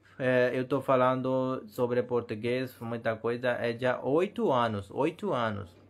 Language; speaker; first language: Portuguese; non-native, learner; Hindi